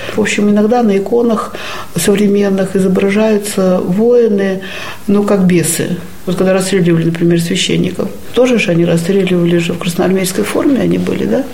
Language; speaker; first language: Russian; native; Russian